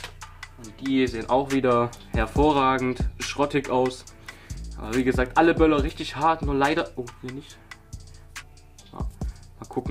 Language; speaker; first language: German; native; German